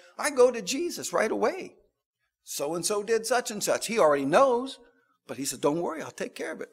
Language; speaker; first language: English; native; English